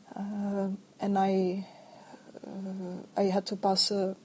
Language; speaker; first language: English; non-native, fluent; Czech